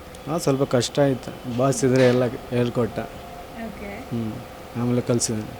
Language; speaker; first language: Kannada; non-native, learner; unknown